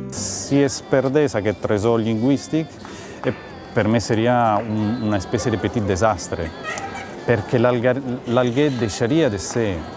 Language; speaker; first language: Catalan; non-native, local second language; Italian